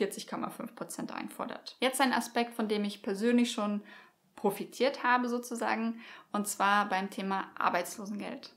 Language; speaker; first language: German; native; German